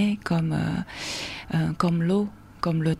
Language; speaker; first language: French; non-native, fluent; Chinese